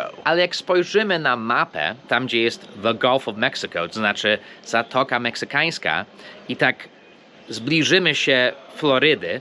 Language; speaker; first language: Polish; early bilingual, heritage; Polish